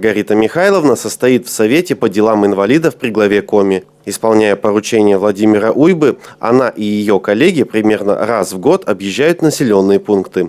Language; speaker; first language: Russian; native; Russian